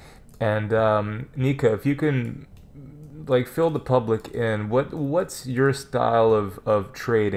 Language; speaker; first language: English; native; English